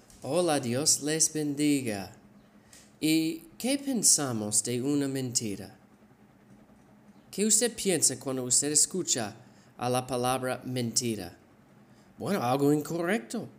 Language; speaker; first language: Spanish; non-native, fluent; English